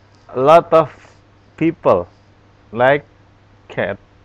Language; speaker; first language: English; non-native, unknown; Indonesian